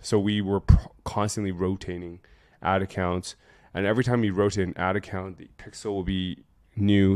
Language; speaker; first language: English; native; English